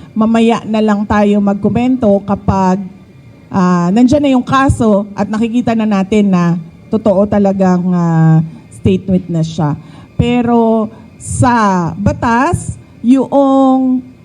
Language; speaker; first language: Filipino; non-native, local second language; Cebuano